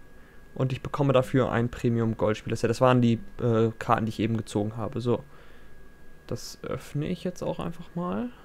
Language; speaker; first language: German; native; German